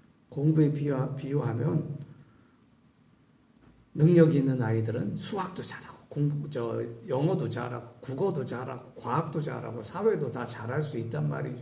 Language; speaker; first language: Korean; native; Korean